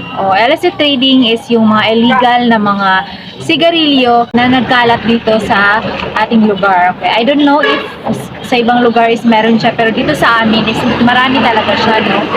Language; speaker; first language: Filipino; non-native, local second language; Cebuano